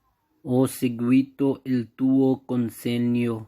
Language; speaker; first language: Italian; non-native, fluent; Urdu